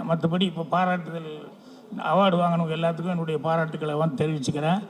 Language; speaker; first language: Tamil; native; Tamil